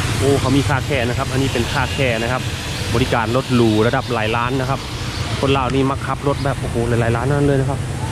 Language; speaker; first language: Thai; native; Thai